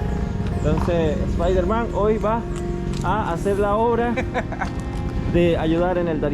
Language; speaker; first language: Spanish; native; Spanish